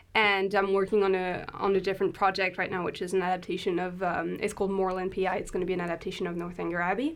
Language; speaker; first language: English; non-native, fluent; French